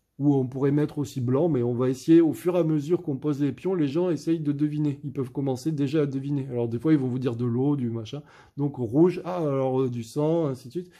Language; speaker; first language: French; native; French